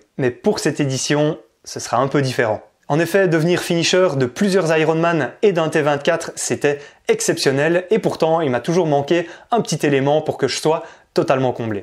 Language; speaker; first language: French; native; French